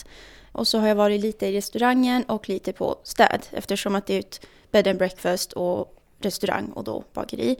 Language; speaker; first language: Swedish; native; Swedish